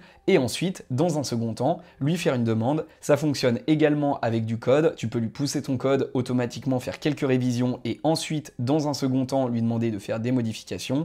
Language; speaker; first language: French; native; French